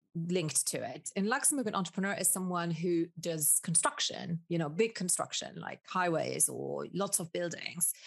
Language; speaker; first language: English; early bilingual, other home language; Spanish